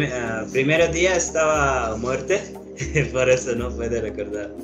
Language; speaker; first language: Spanish; non-native, learner; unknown